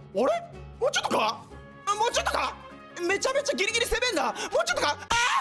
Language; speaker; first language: Japanese; native; Japanese